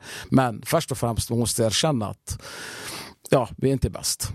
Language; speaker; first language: Swedish; non-native, fluent; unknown